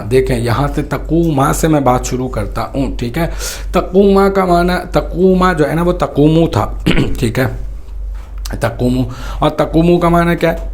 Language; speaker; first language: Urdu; native; Urdu